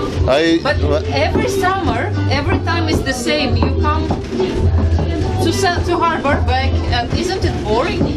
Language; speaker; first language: English; non-native, fluent; Russian